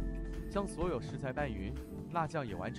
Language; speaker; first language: Chinese; native; Chinese